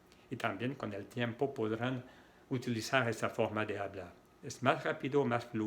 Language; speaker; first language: Spanish; non-native, fluent; French